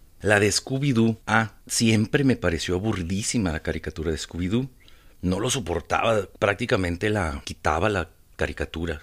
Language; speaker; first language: Spanish; native; Spanish